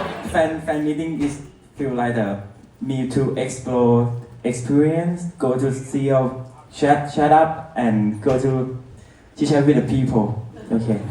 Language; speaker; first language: English; non-native, learner; Thai